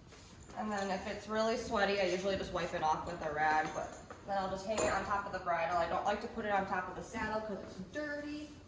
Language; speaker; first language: English; native; English